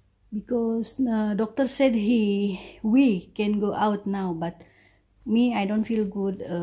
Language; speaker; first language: English; non-native, learner; Indonesian